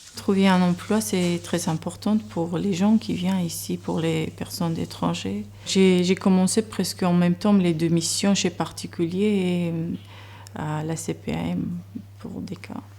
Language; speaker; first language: French; non-native, fluent; Georgian